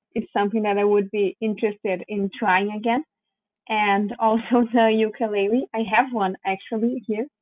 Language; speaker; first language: English; non-native, fluent; Portuguese